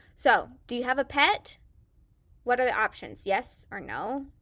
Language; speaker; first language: English; native; English